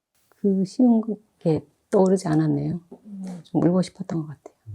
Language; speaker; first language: Korean; native; Korean